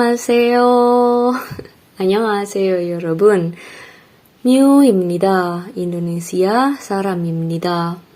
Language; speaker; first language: Korean; non-native, learner; Indonesian